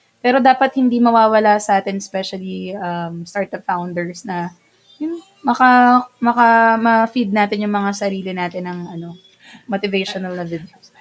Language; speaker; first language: Filipino; non-native, local second language; Bikol